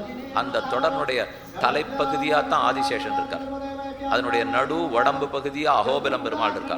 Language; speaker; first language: Tamil; native; Tamil